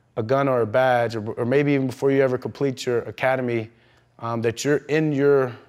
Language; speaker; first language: English; native; English